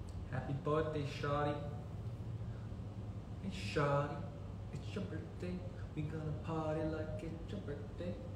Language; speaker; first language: English; early bilingual, other home language; Korean